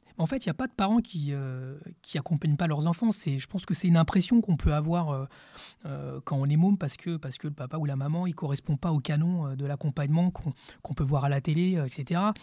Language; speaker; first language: French; early bilingual, other home language; Spanish